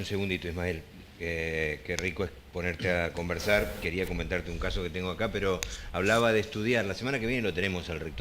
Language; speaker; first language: Spanish; native; Spanish